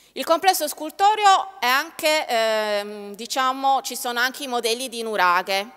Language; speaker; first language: Italian; native; Italian